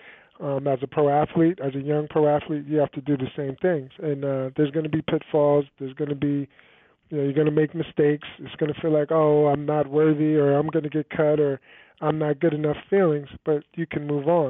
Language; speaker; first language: English; native; English